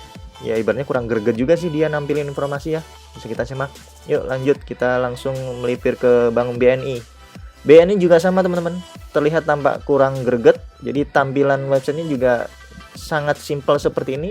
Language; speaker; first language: Indonesian; native; Indonesian